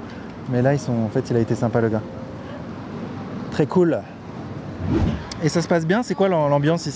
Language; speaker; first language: French; native; French